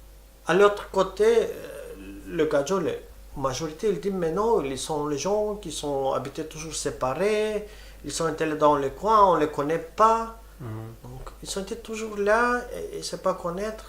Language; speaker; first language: French; non-native, fluent; Romany